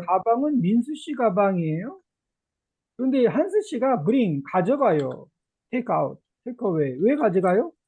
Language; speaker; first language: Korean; native; Korean